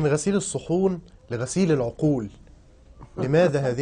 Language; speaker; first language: Arabic; native; Arabic